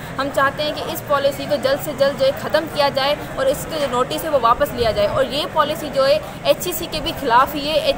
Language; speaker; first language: Urdu; non-native, local second language; Sindhi